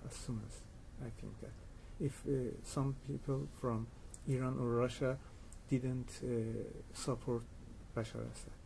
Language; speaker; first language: English; non-native, learner; Persian